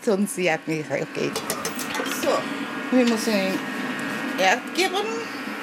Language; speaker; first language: German; non-native, learner; Portuguese